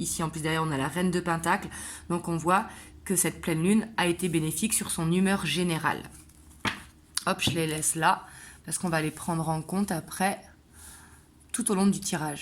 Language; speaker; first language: French; native; French